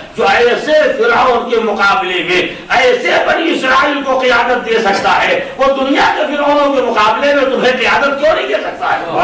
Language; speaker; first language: Urdu; native; Urdu